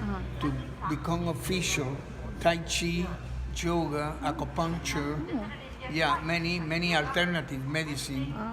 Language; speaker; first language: English; non-native, fluent; Spanish